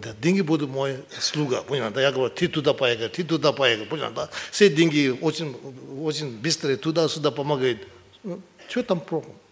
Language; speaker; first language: Russian; non-native, learner; Tibetan